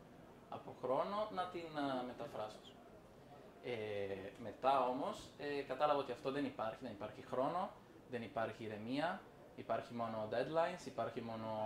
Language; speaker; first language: Greek; non-native, fluent; Italian